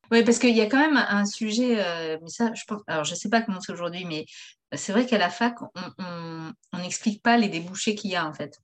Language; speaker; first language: French; native; French